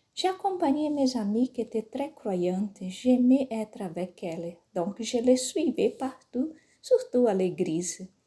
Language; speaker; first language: French; non-native, fluent; Portuguese